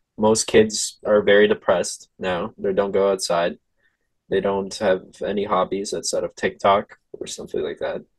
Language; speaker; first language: English; early bilingual, other home language; Russian